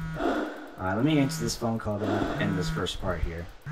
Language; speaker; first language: English; native; English